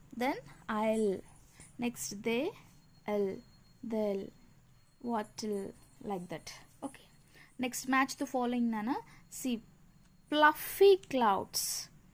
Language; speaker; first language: English; non-native, local second language; Telugu